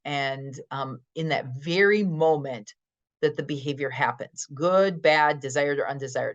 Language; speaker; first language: English; native; English